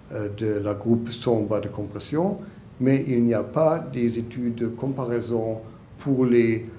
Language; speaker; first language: French; non-native, learner; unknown